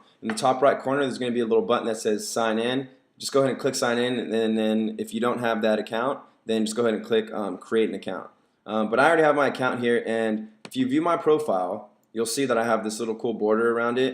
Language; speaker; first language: English; native; English